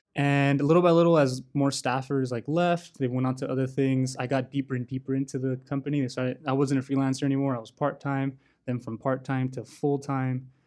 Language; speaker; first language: English; native; English